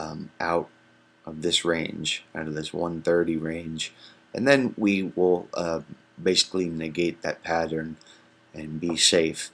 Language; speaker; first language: English; native; English